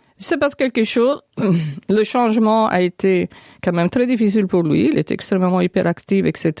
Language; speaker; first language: French; non-native, fluent; Italian